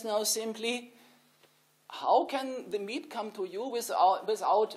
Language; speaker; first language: English; non-native, fluent; German